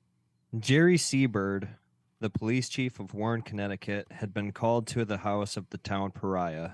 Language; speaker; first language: English; native; English